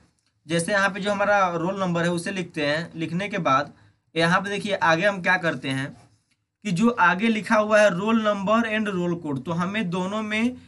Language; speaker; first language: Hindi; native; Hindi